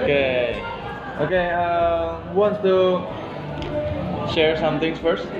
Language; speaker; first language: English; non-native, fluent; Indonesian